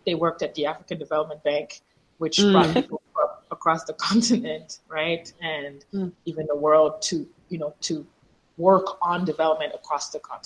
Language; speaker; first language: English; non-native, fluent; French